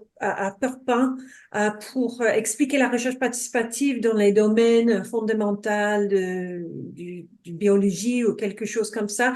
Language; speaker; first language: French; non-native, fluent; English